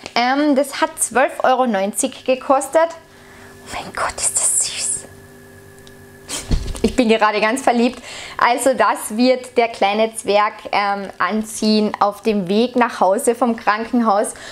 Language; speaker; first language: German; native; German